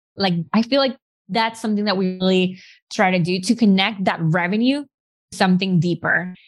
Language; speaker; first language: English; non-native, fluent; Spanish